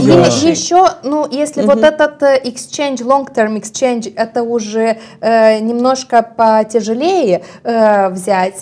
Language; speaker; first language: Russian; non-native, local second language; Romanian